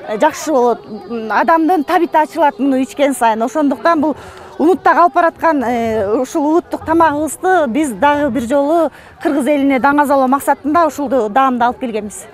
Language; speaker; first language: Kyrgyz; native; Kyrgyz